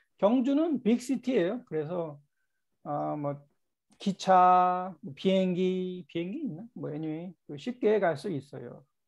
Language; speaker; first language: Korean; native; Korean